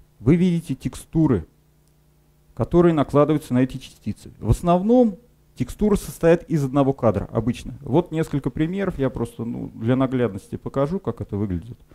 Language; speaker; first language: Russian; native; Russian